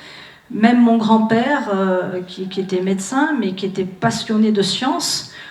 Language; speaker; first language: French; native; French